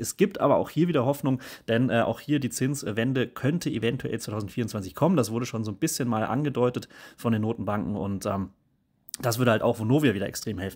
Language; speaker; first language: German; native; German